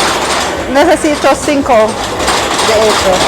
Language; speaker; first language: Spanish; non-native, learner; English